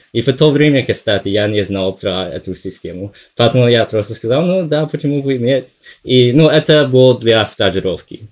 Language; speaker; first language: Russian; non-native, fluent; English